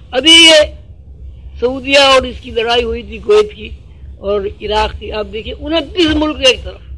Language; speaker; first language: Urdu; native; Urdu